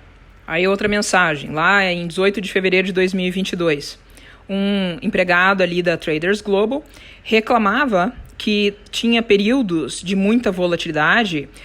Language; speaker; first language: Portuguese; native; Portuguese